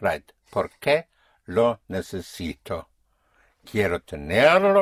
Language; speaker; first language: Spanish; non-native, fluent; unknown